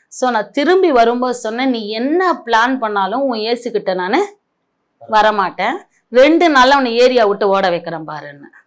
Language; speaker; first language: Tamil; non-native, local second language; Marathi